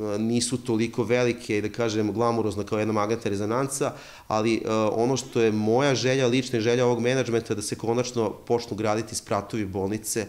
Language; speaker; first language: Serbian; native; Serbian